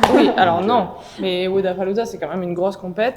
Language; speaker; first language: French; native; French